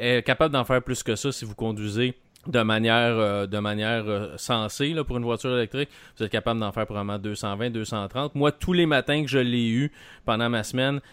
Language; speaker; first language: French; native; French